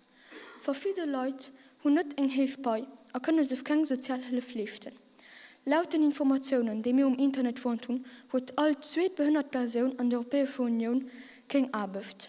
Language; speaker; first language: German; non-native, learner; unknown